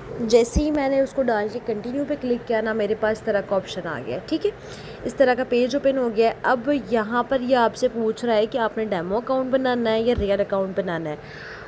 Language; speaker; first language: Urdu; native; Urdu